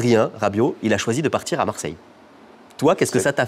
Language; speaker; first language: French; native; French